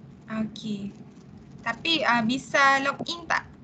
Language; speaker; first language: Malay; native; Malay